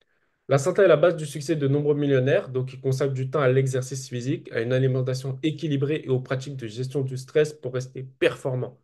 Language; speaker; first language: French; native; French